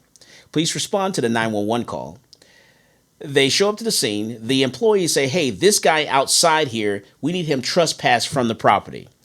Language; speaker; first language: English; native; English